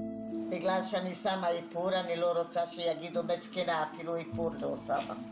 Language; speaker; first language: Hebrew; non-native, fluent; Hungarian